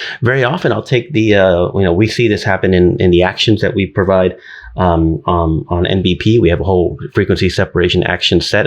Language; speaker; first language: English; native; English